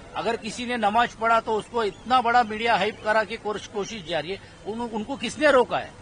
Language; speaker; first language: Hindi; non-native, local second language; Marathi